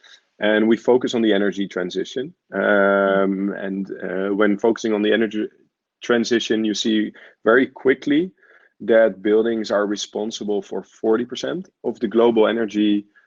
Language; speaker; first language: English; non-native, fluent; Dutch